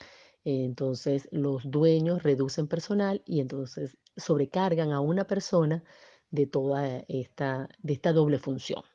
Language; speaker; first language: Spanish; native; Spanish